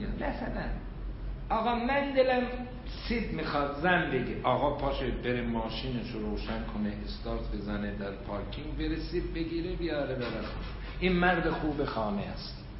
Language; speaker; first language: Persian; non-native, local second language; Azerbaijani